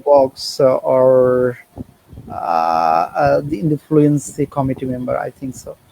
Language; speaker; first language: English; non-native, learner; Bangla